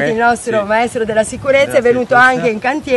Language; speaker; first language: Italian; native; Italian